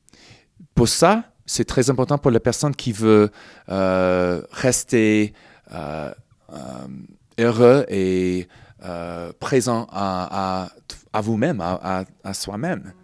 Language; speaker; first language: French; non-native, fluent; English